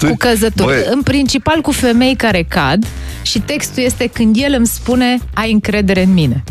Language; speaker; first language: Romanian; native; Romanian